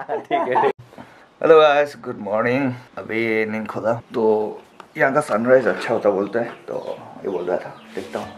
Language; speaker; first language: Hindi; native; Hindi